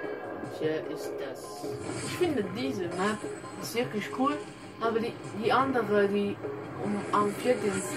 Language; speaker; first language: German; non-native, learner; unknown